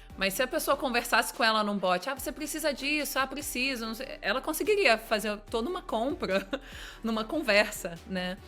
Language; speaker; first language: Portuguese; native; Portuguese